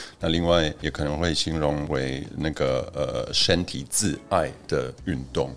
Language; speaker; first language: Chinese; non-native, fluent; German